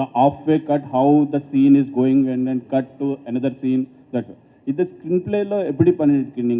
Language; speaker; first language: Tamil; non-native, learner; Telugu